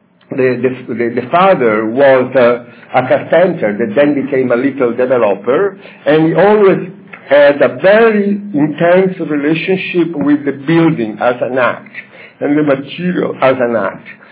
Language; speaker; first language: English; non-native, fluent; Italian